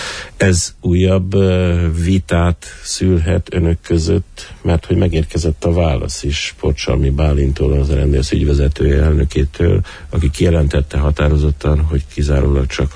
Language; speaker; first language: Hungarian; native; Hungarian